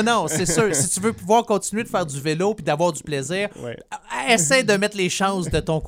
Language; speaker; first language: French; native; French